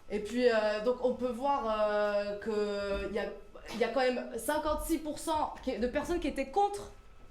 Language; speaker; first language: French; native; French